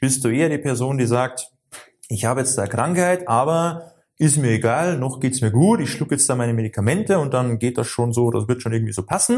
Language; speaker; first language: German; native; German